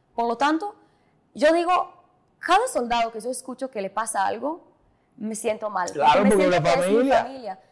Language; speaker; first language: Spanish; non-native, fluent; Hebrew